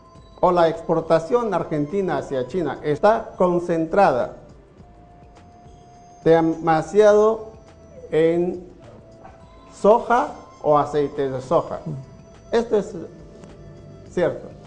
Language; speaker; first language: Spanish; non-native, fluent; Chinese